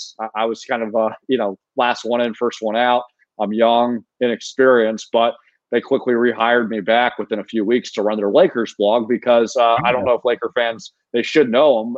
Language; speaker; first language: English; native; English